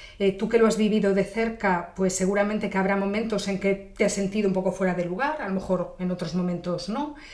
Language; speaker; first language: Spanish; native; Spanish